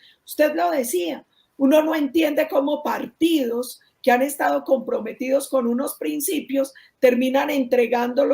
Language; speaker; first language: Spanish; native; Spanish